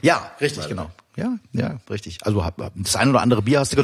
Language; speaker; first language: German; native; German